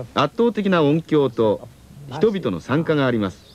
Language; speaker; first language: Japanese; non-native, fluent; Filipino